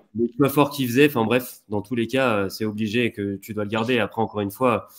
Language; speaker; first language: French; native; French